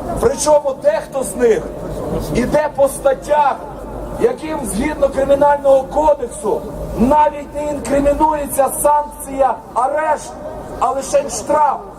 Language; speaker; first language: Ukrainian; native; Ukrainian